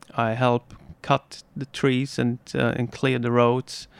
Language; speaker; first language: English; non-native, fluent; German